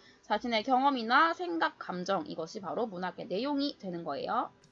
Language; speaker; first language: Korean; native; Korean